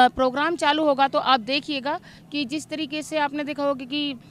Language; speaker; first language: Hindi; native; Hindi